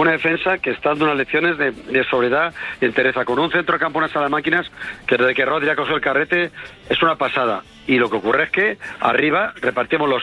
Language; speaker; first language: Spanish; native; Spanish